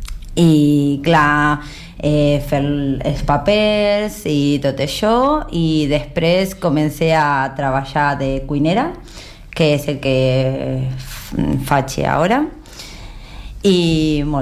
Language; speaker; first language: Catalan; non-native, learner; Spanish